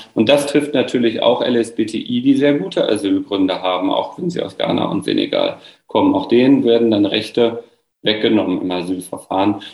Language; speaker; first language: German; native; German